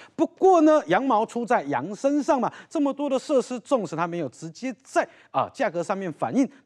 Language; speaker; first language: Chinese; native; Chinese